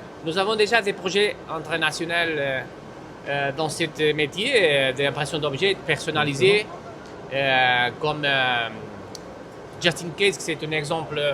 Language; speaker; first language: French; non-native, fluent; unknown